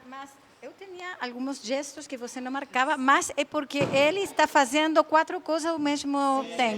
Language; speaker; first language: Portuguese; non-native, fluent; Spanish